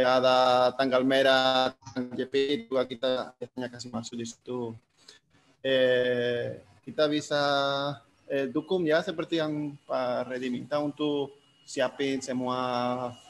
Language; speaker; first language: Indonesian; non-native, fluent; Spanish